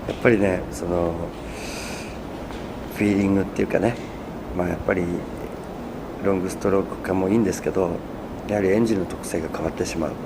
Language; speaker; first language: Japanese; native; Japanese